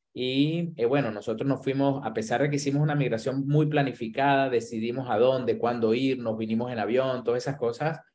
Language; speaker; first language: Spanish; native; Spanish